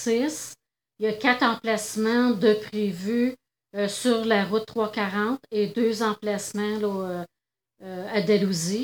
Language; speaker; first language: French; native; French